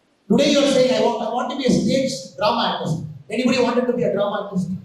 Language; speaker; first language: English; non-native, local second language; Tamil